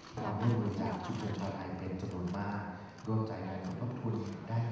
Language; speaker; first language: Thai; native; Thai